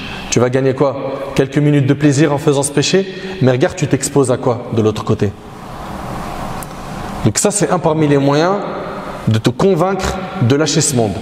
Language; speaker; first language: French; native; French